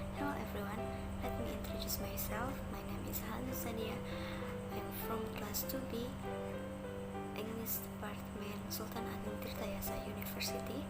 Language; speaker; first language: English; non-native, learner; Indonesian